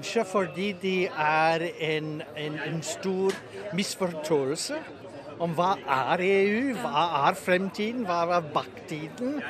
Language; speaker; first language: Norwegian; non-native, learner; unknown